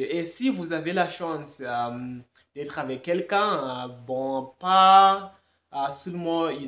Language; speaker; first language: French; non-native, fluent; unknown